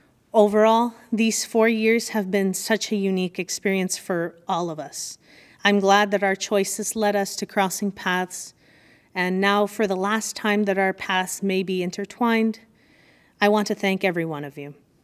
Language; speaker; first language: English; early bilingual, other home language; Spanish